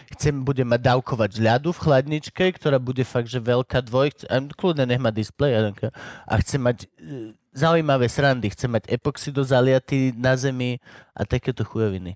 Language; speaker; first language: Slovak; native; Slovak